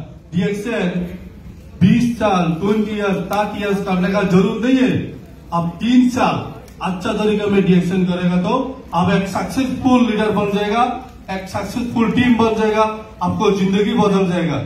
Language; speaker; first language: Hindi; non-native, learner; Bangla